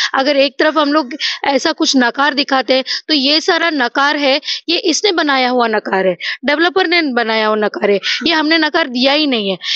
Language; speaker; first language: Hindi; non-native, local second language; Marathi